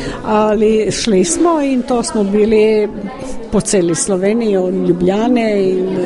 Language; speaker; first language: Slovenian; non-native, learner; Croatian